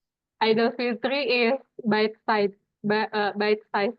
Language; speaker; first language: English; non-native, fluent; Indonesian